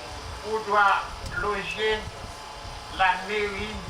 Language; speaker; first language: French; non-native, local second language; Haitian Creole